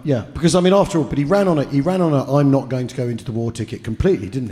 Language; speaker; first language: English; native; English